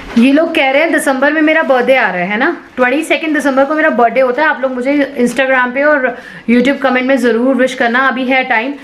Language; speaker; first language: Hindi; native; Hindi